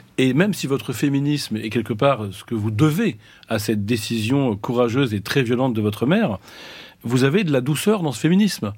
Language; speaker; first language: French; native; French